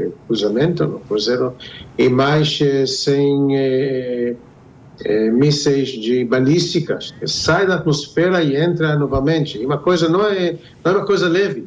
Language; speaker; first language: Portuguese; non-native, fluent; Hebrew